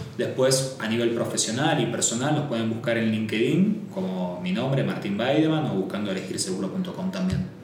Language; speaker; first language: Spanish; native; Spanish